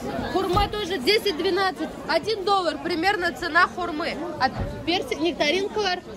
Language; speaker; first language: Russian; native; Russian